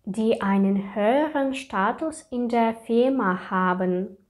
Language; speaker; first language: German; non-native, fluent; Russian